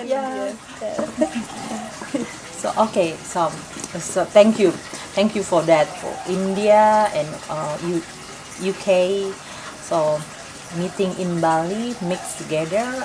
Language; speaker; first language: English; non-native, local second language; Indonesian